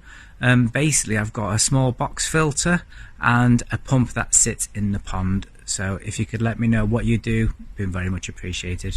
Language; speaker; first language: English; native; English